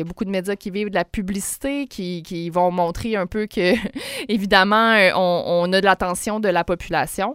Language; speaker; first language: French; native; French